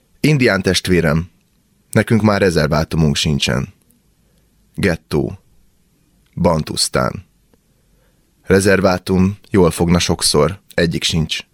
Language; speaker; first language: Hungarian; native; Hungarian